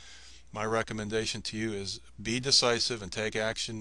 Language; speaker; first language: English; native; English